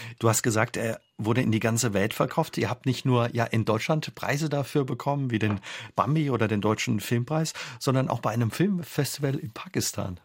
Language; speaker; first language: German; native; German